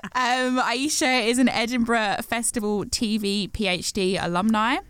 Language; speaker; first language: English; native; English